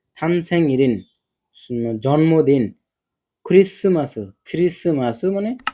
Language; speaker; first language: Bangla; native; Bangla